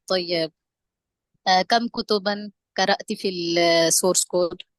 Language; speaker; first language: Arabic; non-native, fluent; Urdu